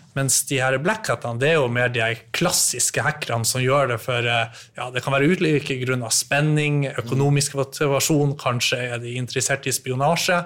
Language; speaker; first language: Norwegian; native; Norwegian